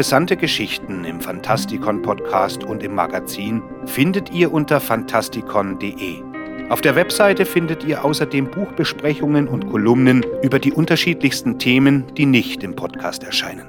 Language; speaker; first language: German; native; German